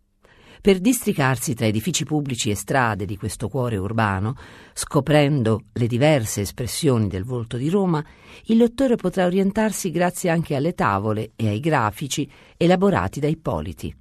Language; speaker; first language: Italian; native; Italian